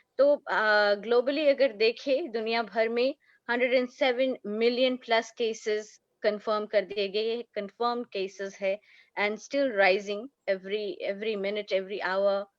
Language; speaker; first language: Hindi; native; Hindi